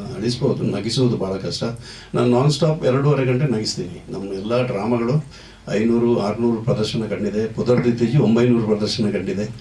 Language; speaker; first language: Kannada; non-native, local second language; Tulu